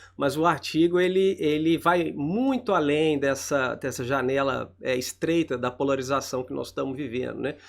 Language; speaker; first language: Portuguese; native; Portuguese